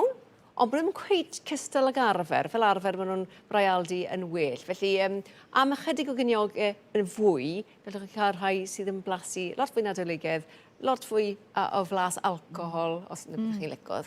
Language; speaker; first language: Welsh; native; Welsh